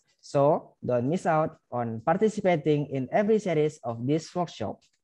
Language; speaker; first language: English; non-native, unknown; Indonesian